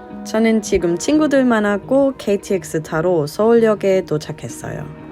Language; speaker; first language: Korean; non-native, learner; German